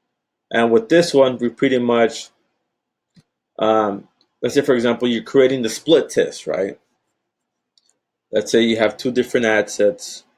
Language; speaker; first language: English; native; English